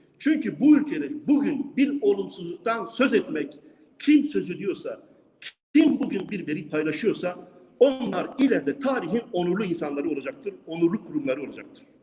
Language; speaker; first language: Turkish; non-native, local second language; Kurdish